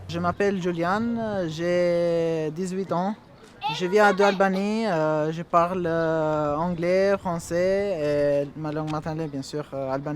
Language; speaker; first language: French; non-native, learner; Albanian